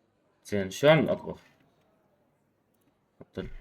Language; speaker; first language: Arabic; native; Arabic